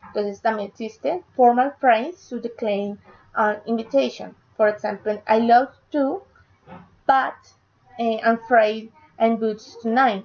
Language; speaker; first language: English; non-native, learner; Spanish